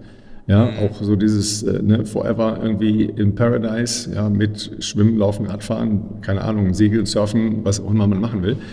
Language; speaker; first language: German; native; German